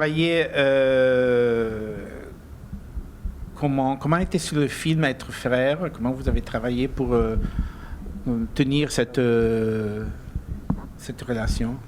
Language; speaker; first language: French; non-native, fluent; Italian